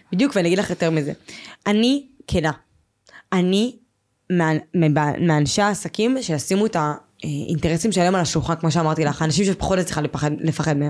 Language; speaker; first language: Hebrew; native; Hebrew